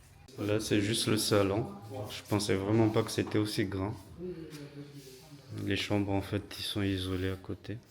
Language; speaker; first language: French; native; French